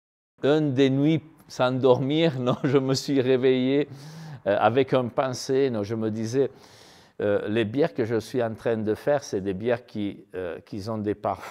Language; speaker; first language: French; non-native, fluent; Italian